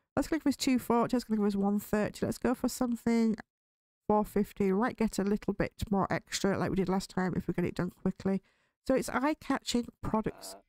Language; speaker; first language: English; native; English